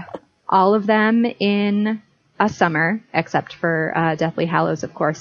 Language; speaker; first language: English; native; English